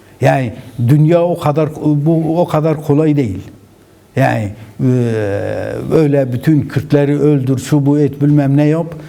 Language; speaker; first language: Turkish; non-native, local second language; Kurdish